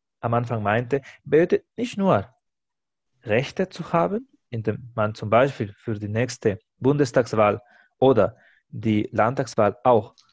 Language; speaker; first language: German; non-native, fluent; Spanish